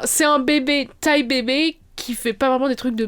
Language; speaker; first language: French; native; French